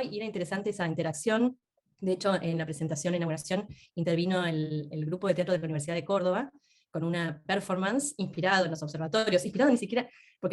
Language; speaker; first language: Spanish; native; Spanish